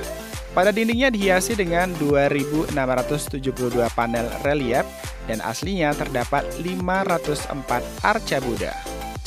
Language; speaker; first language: Indonesian; native; Indonesian